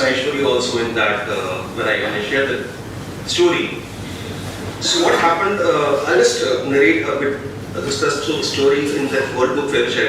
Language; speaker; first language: English; non-native, local second language; Hindi